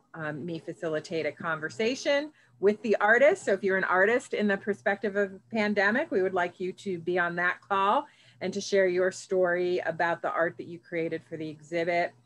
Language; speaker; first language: English; native; English